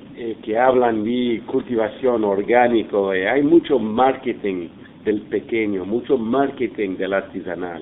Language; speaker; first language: Spanish; non-native, fluent; English